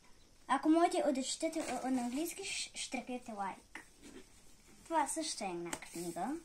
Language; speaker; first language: Bulgarian; early bilingual, heritage; Bulgarian